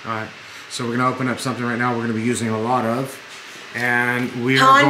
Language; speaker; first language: English; native; English